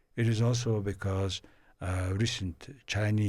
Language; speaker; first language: English; non-native, fluent; Mongolian